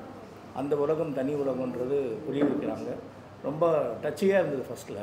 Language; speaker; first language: Tamil; native; Tamil